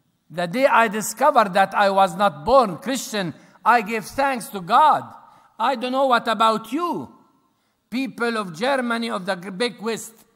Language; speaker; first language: English; non-native, fluent; Arabic